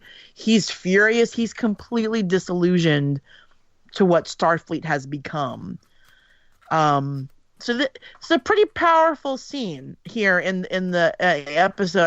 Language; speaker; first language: English; native; English